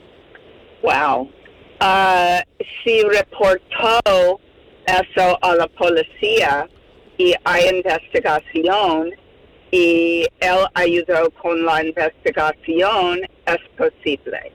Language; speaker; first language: Spanish; non-native, fluent; English